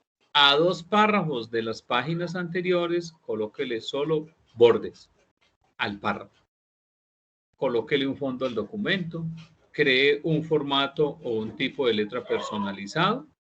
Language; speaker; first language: Spanish; native; Spanish